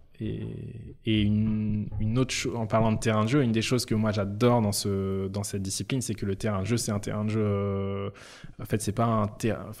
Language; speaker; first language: French; native; French